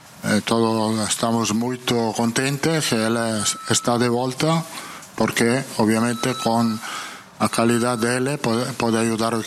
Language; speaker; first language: Portuguese; non-native, learner; Italian